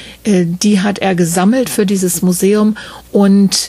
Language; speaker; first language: German; native; German